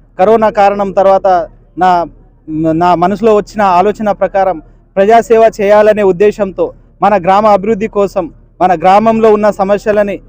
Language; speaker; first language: Telugu; native; Telugu